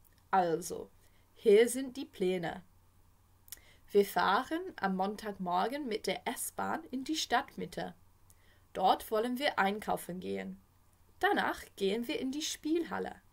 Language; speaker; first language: German; non-native, fluent; English